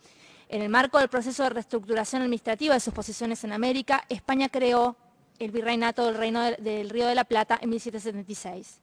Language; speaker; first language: Spanish; native; Spanish